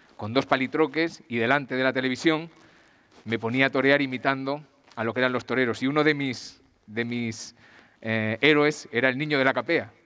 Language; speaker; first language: Spanish; native; Spanish